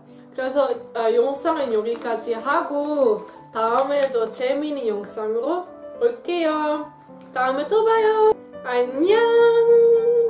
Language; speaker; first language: Korean; non-native, fluent; Dutch